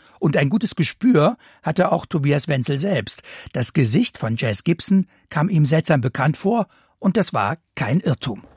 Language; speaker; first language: German; native; German